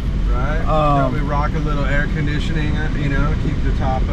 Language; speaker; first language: English; native; English